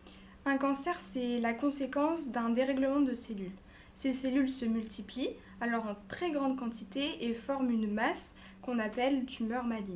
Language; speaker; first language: French; native; French